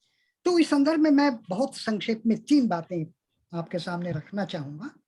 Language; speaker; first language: Hindi; native; Hindi